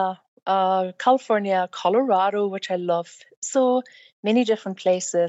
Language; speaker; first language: English; non-native, fluent; German